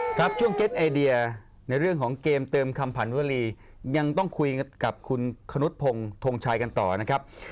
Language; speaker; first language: Thai; native; Thai